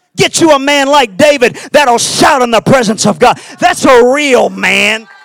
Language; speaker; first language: English; native; English